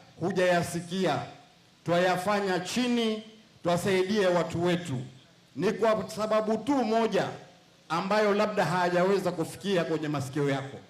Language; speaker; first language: Swahili; native; Swahili